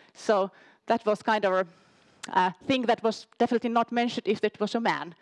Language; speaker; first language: English; non-native, fluent; Finnish